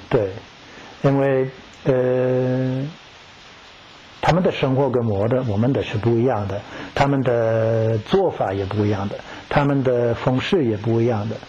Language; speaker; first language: Chinese; non-native, learner; English